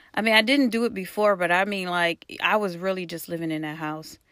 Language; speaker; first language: English; early bilingual, other home language; Haitian Creole